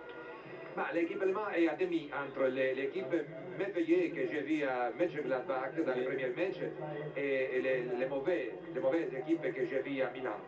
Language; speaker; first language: French; non-native, fluent; Italian